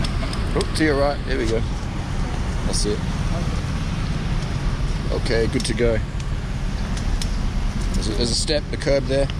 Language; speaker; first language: English; native; English